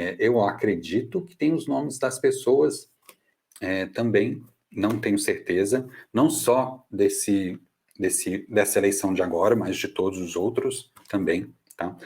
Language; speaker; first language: Portuguese; non-native, fluent; English